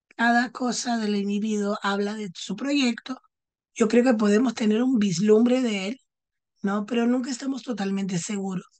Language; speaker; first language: Spanish; non-native, fluent; Portuguese